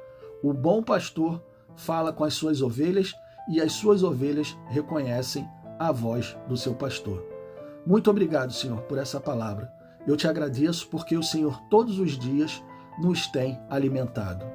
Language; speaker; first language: Portuguese; native; Portuguese